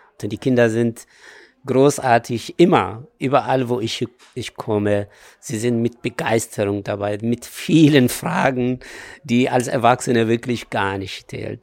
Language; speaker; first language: German; non-native, fluent; Amharic